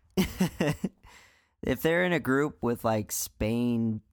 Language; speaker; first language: English; native; English